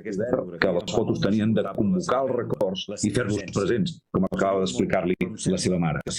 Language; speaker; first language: Catalan; native; Catalan